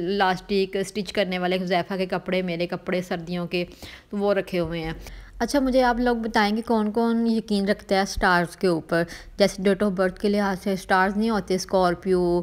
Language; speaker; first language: Urdu; non-native, local second language; Punjabi